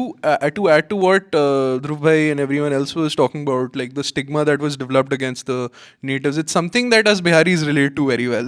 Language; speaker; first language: English; non-native, local second language; Hindi